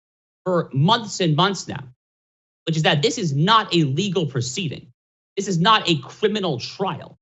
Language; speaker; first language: English; native; English